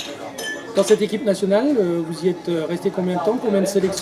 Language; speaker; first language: French; native; French